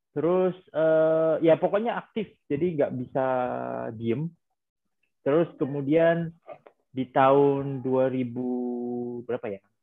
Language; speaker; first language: Indonesian; native; Indonesian